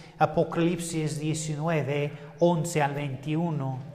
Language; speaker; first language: Spanish; non-native, fluent; English